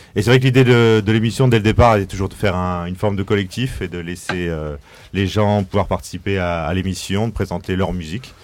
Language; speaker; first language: French; native; French